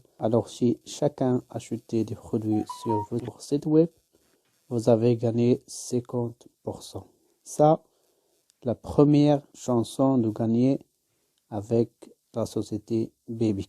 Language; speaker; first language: French; non-native, learner; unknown